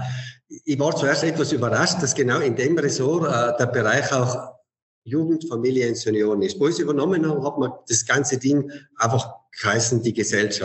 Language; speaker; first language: German; native; German